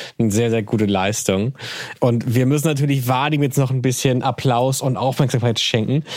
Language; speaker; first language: German; native; German